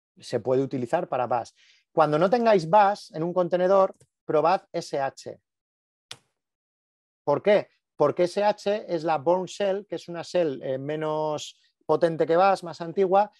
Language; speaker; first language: Spanish; native; Spanish